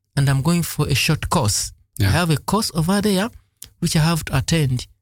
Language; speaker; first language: English; non-native, local second language; Ganda